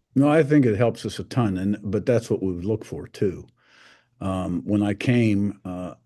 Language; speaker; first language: English; native; English